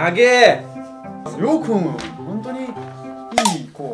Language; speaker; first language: Japanese; non-native, learner; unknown